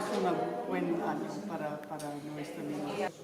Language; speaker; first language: Spanish; non-native, learner; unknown